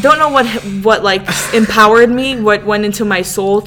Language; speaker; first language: English; early bilingual, other home language; Serbian